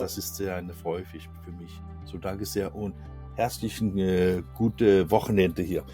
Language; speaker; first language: German; non-native, learner; Danish